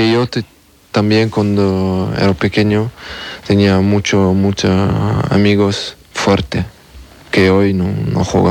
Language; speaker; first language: Spanish; non-native, learner; French